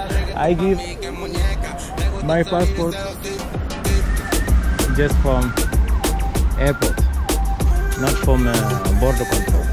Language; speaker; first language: English; non-native, learner; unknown